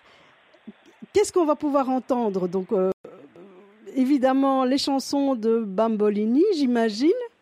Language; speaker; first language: French; native; French